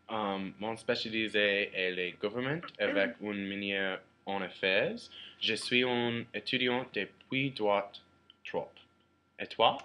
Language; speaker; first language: French; non-native, learner; English